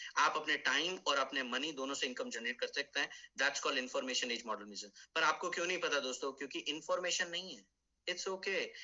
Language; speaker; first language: Hindi; native; Hindi